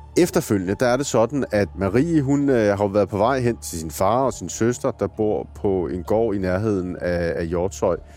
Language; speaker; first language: Danish; native; Danish